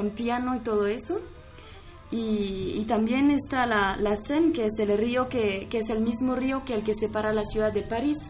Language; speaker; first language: Spanish; non-native, fluent; French